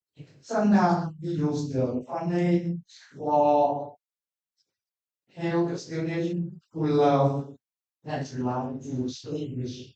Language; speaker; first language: English; non-native, learner; Thai